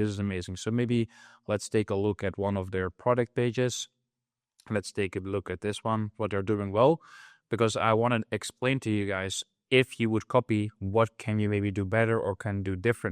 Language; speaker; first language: English; non-native, fluent; Dutch